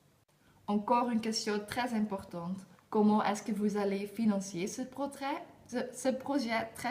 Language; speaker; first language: French; non-native, learner; Dutch